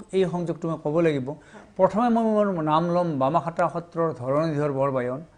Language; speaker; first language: Assamese; native; Assamese